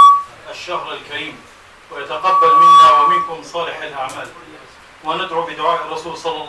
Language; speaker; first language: Arabic; non-native, fluent; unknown